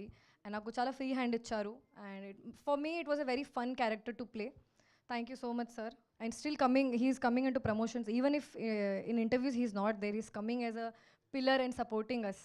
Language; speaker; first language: Telugu; non-native, learner; Hindi